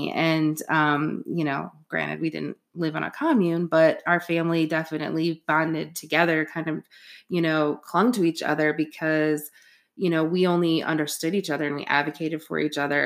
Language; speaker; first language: English; native; English